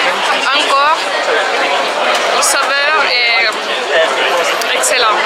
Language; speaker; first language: French; non-native, fluent; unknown